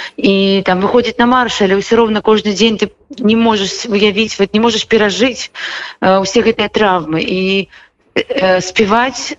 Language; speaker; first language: Belarusian; non-native, local second language; Russian